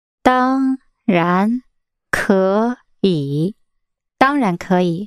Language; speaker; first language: Chinese; non-native, learner; English